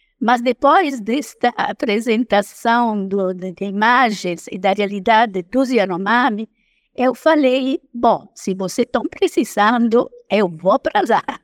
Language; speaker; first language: Portuguese; non-native, fluent; Italian